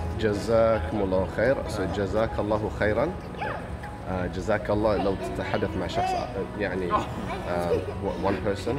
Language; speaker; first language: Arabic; non-native, fluent; English